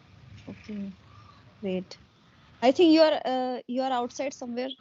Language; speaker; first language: English; non-native, local second language; Hindi